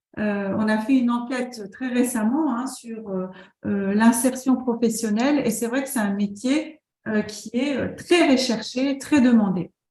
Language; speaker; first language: French; native; French